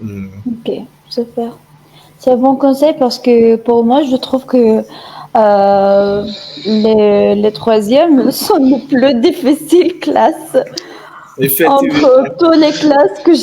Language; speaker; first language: French; non-native, fluent; Arabic